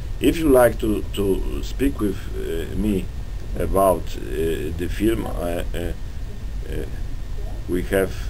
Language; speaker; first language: English; non-native, learner; Polish